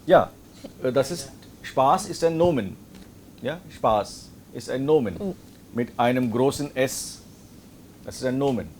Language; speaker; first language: German; non-native, fluent; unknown